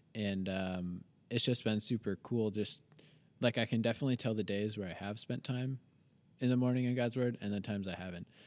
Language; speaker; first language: English; native; English